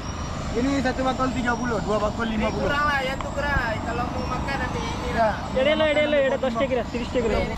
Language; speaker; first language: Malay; non-native, learner; Bangla